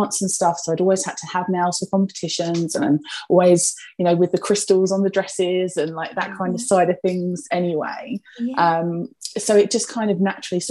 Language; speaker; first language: English; native; English